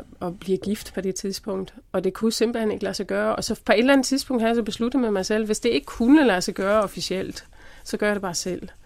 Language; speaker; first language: Danish; non-native, fluent; German